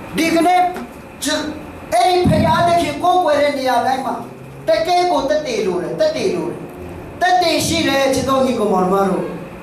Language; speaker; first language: Burmese; non-native, local second language; Tedim Chin